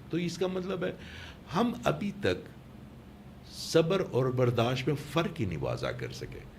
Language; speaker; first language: Urdu; non-native, local second language; Pashto